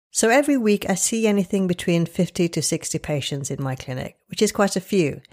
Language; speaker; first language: English; native; English